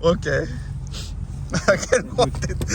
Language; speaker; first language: English; non-native, learner; Greek